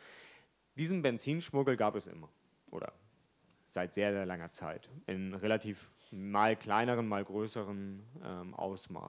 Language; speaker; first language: German; native; German